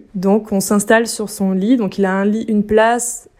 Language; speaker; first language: French; native; French